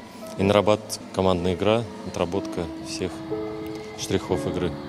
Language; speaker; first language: Russian; native; Russian